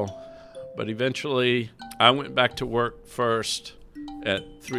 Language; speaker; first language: English; native; English